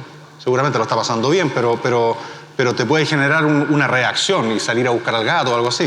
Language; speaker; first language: Spanish; native; Spanish